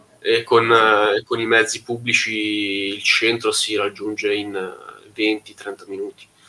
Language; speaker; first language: Italian; native; Italian